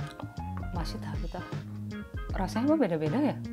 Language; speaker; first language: Indonesian; native; Indonesian